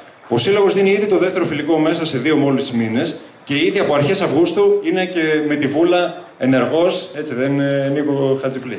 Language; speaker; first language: Greek; native; Greek